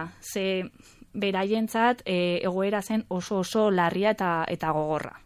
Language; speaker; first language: Basque; non-native, local second language; Spanish